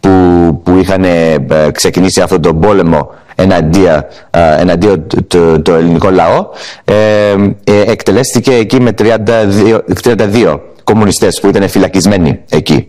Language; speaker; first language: Greek; early bilingual, heritage; English